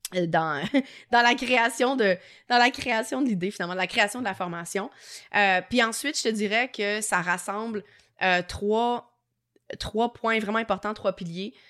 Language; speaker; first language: French; native; French